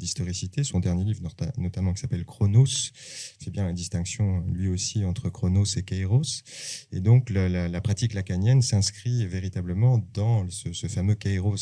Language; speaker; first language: French; native; French